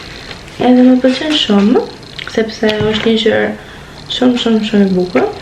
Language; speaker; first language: Albanian; early bilingual, heritage; Albanian